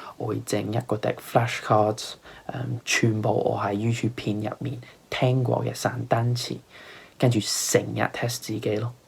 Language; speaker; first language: Cantonese; non-native, fluent; English